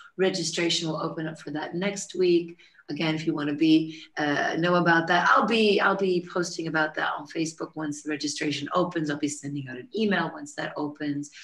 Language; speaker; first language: English; native; English